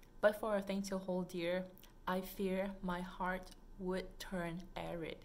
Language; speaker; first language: English; non-native, fluent; Vietnamese